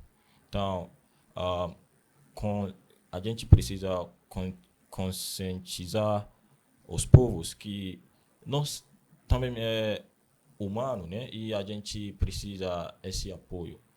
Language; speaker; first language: Portuguese; non-native, learner; Akan